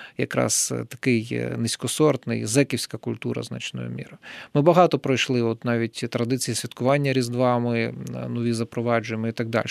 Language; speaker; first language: Ukrainian; non-native, local second language; Russian